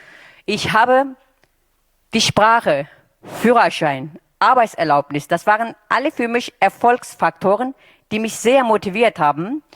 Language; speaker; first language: German; non-native, fluent; Turkish